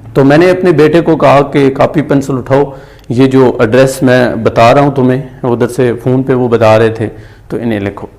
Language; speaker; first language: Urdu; non-native, local second language; Punjabi